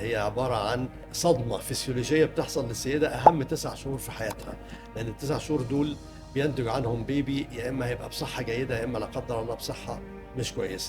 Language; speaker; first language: Arabic; native; Arabic